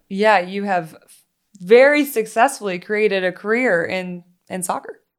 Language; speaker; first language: English; native; English